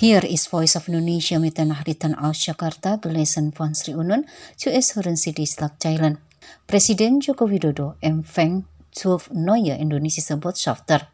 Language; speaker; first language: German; non-native, fluent; Indonesian